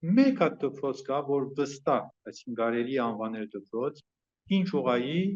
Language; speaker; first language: Armenian; early bilingual, heritage; Armenian